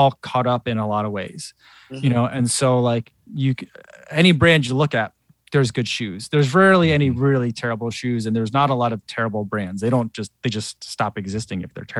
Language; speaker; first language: English; native; English